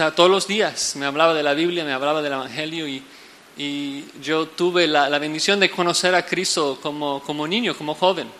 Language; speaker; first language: Spanish; non-native, fluent; English